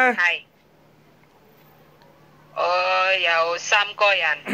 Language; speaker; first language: Cantonese; non-native, learner; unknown